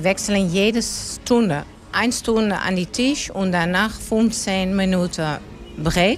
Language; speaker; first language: German; non-native, learner; Dutch